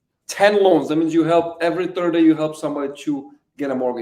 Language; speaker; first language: English; native; English